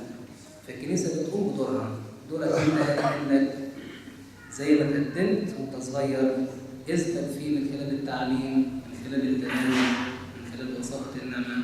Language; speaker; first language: Arabic; native; Arabic